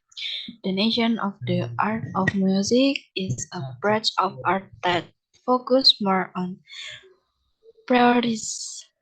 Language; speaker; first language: English; non-native, learner; Indonesian